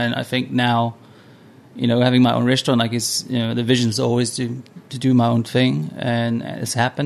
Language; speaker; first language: English; non-native, fluent; Samoan